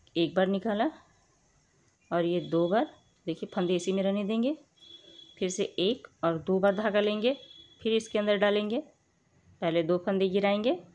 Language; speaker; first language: Hindi; native; Hindi